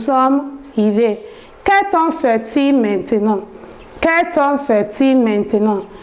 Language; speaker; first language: French; non-native, learner; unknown